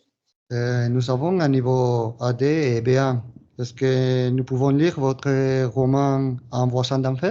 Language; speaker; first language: French; non-native, learner; Spanish